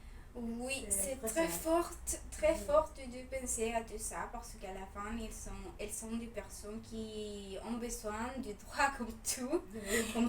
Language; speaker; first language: French; non-native, fluent; Spanish